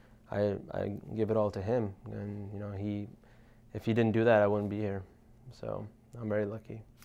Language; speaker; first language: English; early bilingual, other home language; Urdu